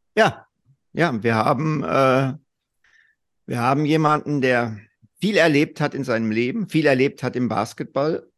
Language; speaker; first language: German; native; German